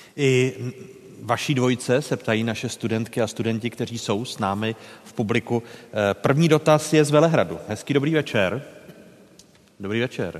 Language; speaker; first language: Czech; native; Czech